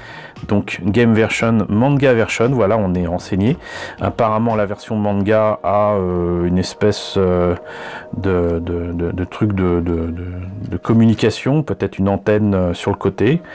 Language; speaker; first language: French; native; French